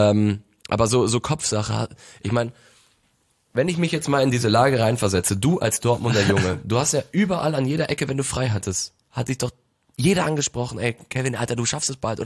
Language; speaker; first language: German; native; German